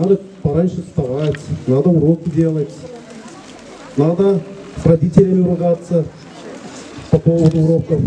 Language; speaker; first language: Russian; non-native, local second language; Gagauz